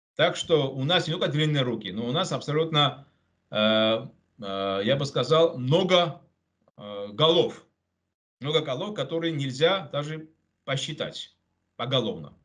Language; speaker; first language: Russian; non-native, local second language; Georgian